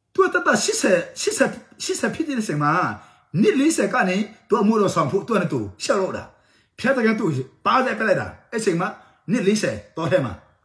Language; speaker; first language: Burmese; non-native, local second language; Tedim Chin